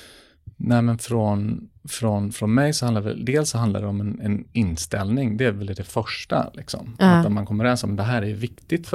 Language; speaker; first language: Swedish; native; Swedish